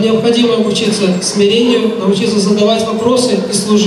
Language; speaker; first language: Russian; native; Russian